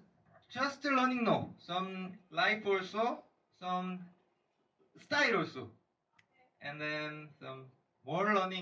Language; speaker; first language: English; non-native, learner; Korean